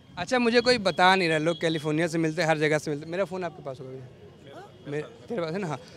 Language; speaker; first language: Hindi; native; Hindi